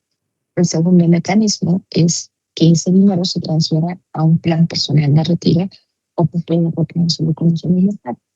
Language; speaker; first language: Spanish; native; Spanish